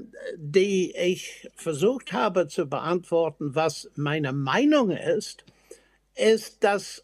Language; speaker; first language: German; non-native, fluent; English